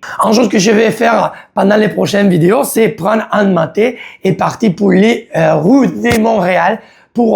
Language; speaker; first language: French; non-native, learner; Spanish